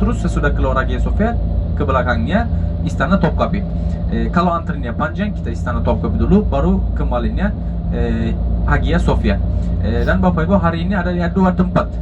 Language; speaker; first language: Indonesian; non-native, fluent; Turkish